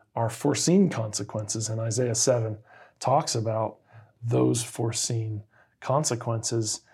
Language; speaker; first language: English; native; English